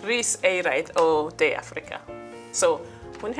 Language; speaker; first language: Welsh; non-native, learner; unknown